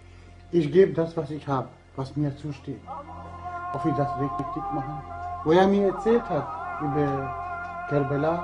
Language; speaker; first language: German; early bilingual, other home language; Albanian